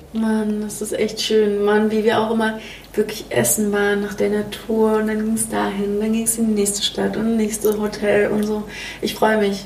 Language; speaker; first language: German; native; German